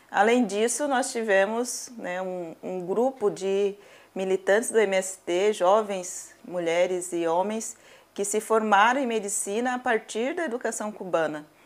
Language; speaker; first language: Portuguese; native; Portuguese